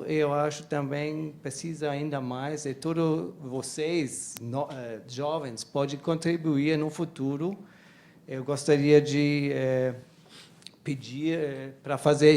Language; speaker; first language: Portuguese; non-native, learner; German